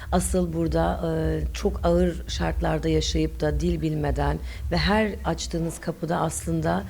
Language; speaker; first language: Turkish; early bilingual, other home language; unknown